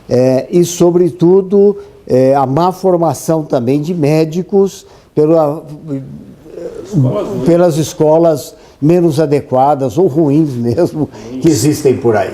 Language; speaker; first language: Portuguese; native; Portuguese